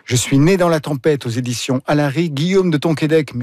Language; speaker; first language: French; native; French